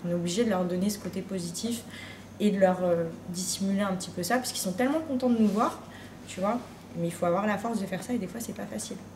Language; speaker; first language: French; native; French